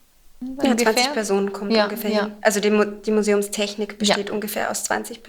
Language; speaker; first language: German; native; German